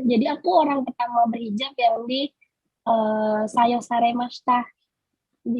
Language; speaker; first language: Indonesian; native; Indonesian